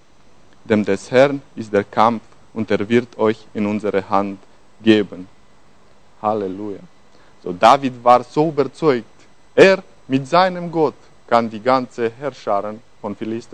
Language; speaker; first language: German; non-native, fluent; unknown